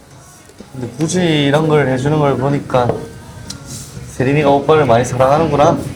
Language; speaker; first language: Korean; native; Korean